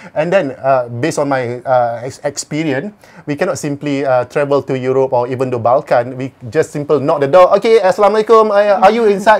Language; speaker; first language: English; non-native, local second language; Malay